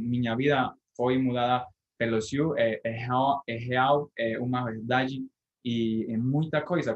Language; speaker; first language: Portuguese; non-native, fluent; Spanish